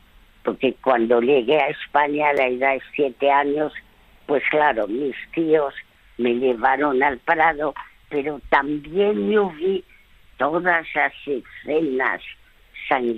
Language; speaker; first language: Spanish; early bilingual, other home language; French